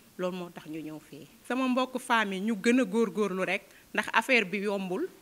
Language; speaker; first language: Wolof; native; Wolof